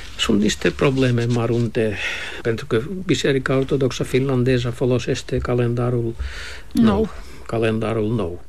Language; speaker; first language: Romanian; non-native, fluent; Finnish